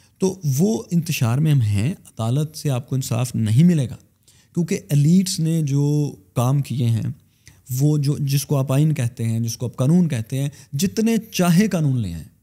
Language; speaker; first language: Urdu; native; Urdu